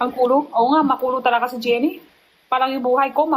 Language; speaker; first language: Filipino; non-native, learner; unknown